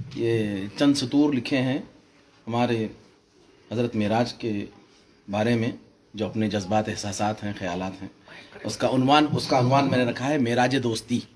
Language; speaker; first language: Urdu; native; Urdu